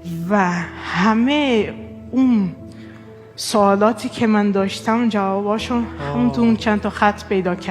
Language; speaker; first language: Persian; non-native, fluent; Portuguese